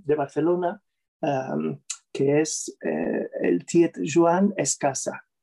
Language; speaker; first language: Spanish; non-native, fluent; English